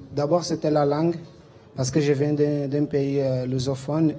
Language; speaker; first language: French; non-native, local second language; Portuguese